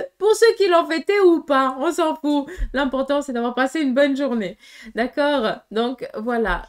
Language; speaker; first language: French; early bilingual, other home language; Portuguese